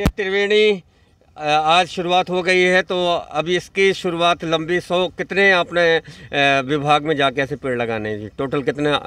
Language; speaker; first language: Hindi; native; Hindi